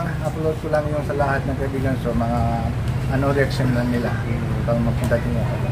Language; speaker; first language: Filipino; non-native, learner; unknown